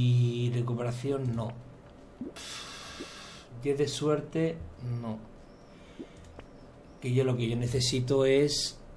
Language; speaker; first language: Spanish; native; Spanish